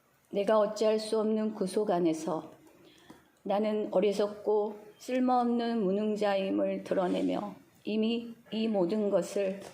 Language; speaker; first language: Korean; native; Korean